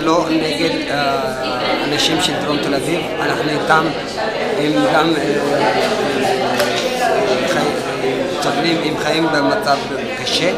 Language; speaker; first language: Hebrew; non-native, fluent; Tigrinya